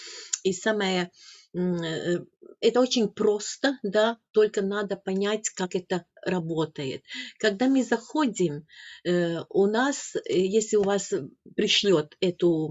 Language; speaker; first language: Russian; non-native, fluent; Latvian